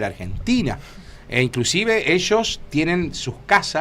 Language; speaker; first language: Spanish; native; Spanish